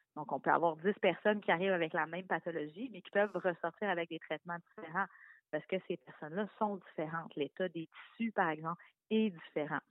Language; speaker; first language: French; native; French